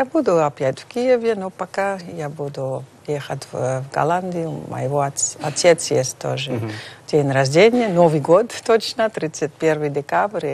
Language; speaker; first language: Russian; non-native, fluent; Dutch